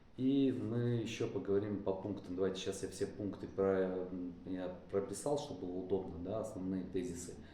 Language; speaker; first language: Russian; native; Russian